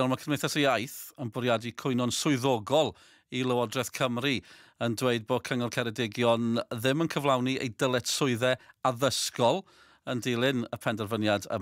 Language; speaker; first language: Welsh; native; Welsh